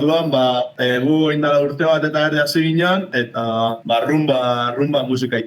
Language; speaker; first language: Basque; native; Basque